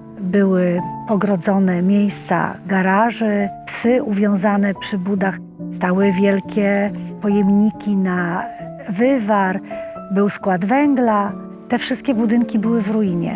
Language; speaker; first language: Polish; native; Polish